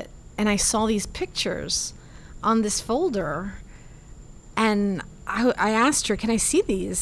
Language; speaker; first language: English; early bilingual, other home language; Spanish